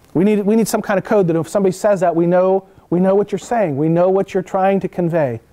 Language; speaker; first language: English; native; English